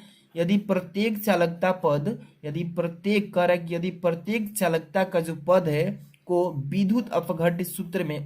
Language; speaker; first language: Hindi; native; Hindi